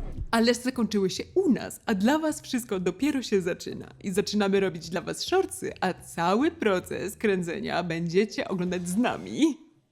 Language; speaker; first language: Polish; non-native, fluent; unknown